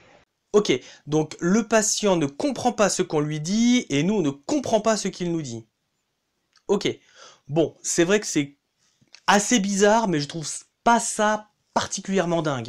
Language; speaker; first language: French; native; French